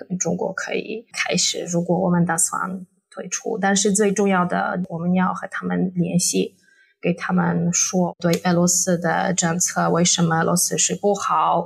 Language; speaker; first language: Chinese; non-native, fluent; Polish